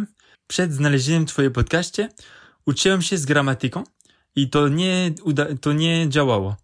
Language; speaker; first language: Polish; non-native, learner; French